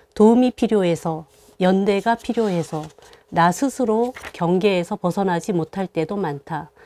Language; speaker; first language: Korean; native; Korean